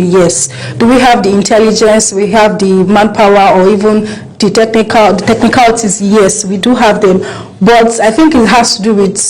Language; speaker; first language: English; non-native, local second language; Yoruba